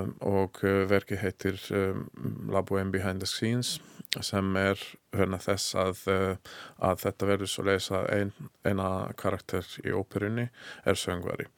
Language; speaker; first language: Icelandic; non-native, learner; Hungarian